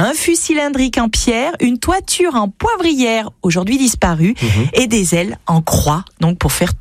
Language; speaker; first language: French; native; French